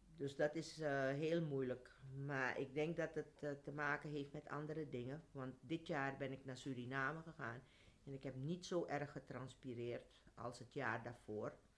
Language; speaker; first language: Dutch; native; Dutch